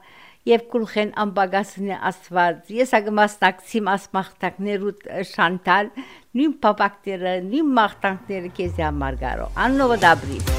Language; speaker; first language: Armenian; early bilingual, heritage; Armenian